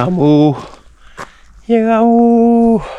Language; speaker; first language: Spanish; native; Spanish